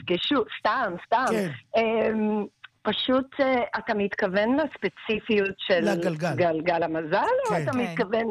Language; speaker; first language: Hebrew; non-native, fluent; English